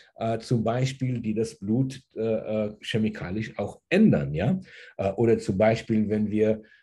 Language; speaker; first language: German; early bilingual, heritage; German